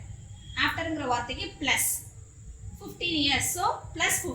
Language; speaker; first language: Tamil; native; Tamil